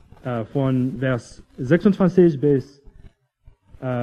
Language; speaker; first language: German; non-native, fluent; English